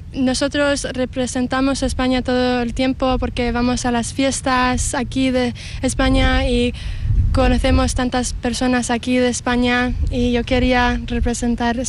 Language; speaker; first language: Spanish; early bilingual, heritage; Spanish